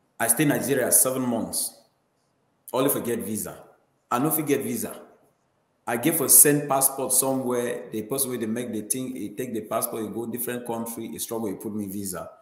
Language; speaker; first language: Nigerian Pidgin; native; Nigerian Pidgin